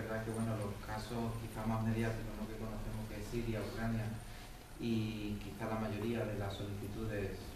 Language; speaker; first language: Spanish; native; Spanish